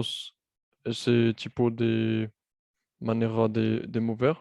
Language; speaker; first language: Spanish; non-native, fluent; French